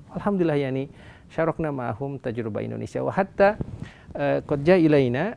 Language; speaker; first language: Arabic; non-native, fluent; Indonesian